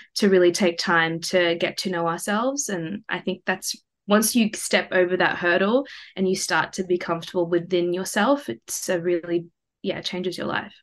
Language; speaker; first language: English; early bilingual, other home language; Morisyen